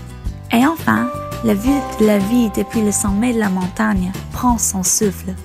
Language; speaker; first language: French; non-native, learner; English